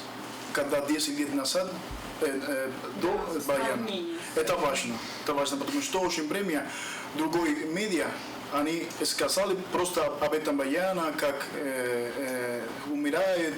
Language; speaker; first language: Russian; non-native, learner; Spanish